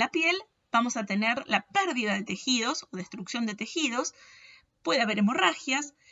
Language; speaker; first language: Spanish; native; Spanish